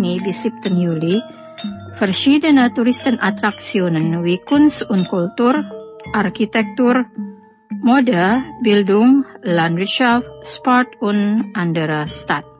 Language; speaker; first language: German; non-native, fluent; Indonesian